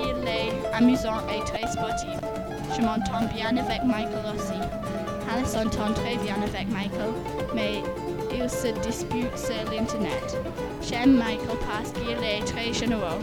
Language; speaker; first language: French; non-native, learner; English